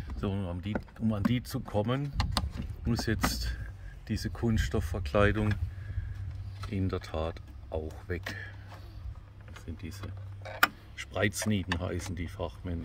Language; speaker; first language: German; native; German